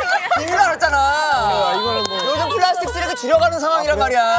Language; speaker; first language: Korean; native; Korean